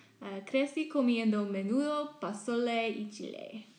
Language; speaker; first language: Spanish; non-native, learner; English